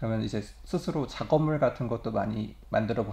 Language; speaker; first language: Korean; native; Korean